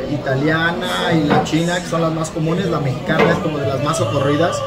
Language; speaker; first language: Spanish; native; Spanish